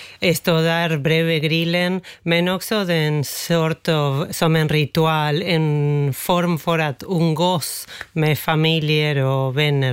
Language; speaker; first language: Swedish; non-native, fluent; Spanish